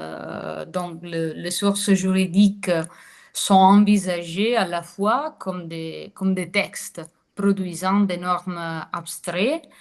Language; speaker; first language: French; non-native, fluent; Italian